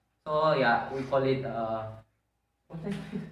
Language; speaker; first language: English; non-native, learner; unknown